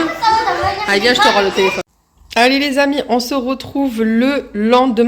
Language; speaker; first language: French; native; French